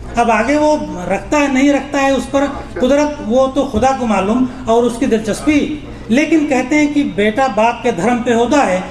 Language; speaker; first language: Urdu; native; Urdu